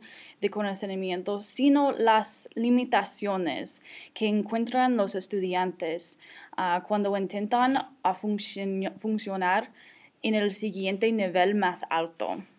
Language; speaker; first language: Spanish; non-native, fluent; English